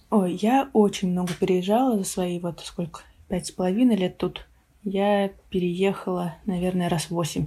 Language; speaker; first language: Russian; native; Russian